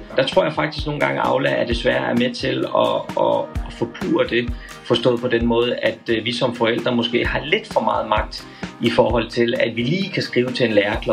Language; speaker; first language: Danish; native; Danish